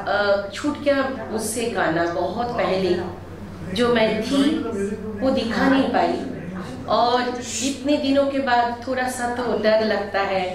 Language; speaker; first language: Hindi; non-native, local second language; Bangla